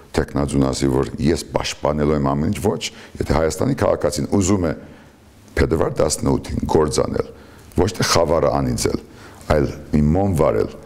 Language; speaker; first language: Armenian; early bilingual, heritage; Armenian